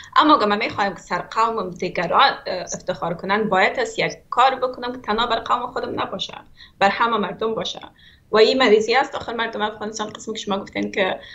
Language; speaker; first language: Persian; native; Persian